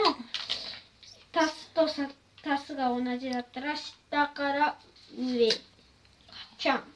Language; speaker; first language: Japanese; early bilingual, other home language; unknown